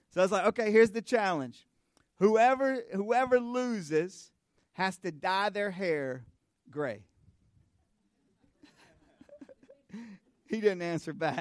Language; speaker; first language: English; native; English